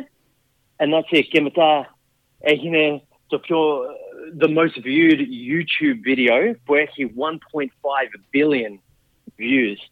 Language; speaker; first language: Greek; early bilingual, heritage; Greek